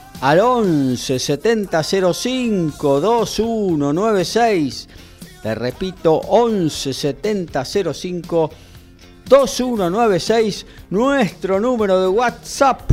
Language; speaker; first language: Spanish; native; Spanish